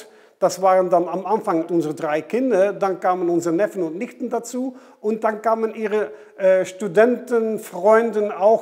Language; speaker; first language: German; non-native, fluent; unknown